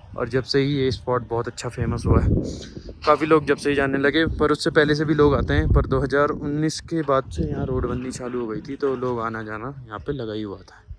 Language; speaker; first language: Hindi; native; Hindi